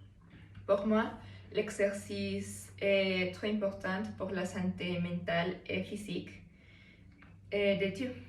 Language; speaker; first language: French; non-native, learner; Spanish